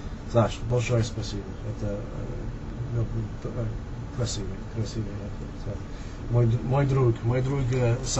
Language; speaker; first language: Russian; non-native, learner; English